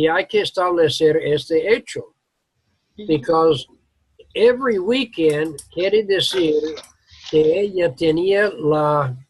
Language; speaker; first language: Spanish; non-native, learner; English